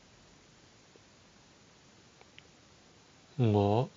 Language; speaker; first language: English; non-native, local second language; Cantonese